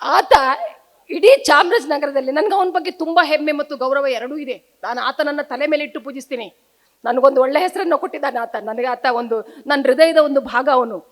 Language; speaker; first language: Kannada; non-native, local second language; Tulu